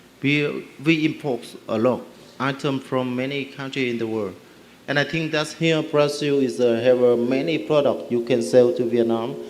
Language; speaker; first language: English; non-native, learner; Vietnamese